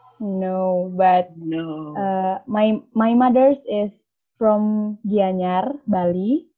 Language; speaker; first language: English; non-native, learner; Indonesian